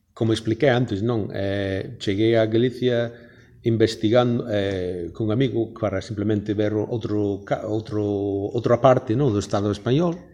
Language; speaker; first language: Galician; non-native, fluent; English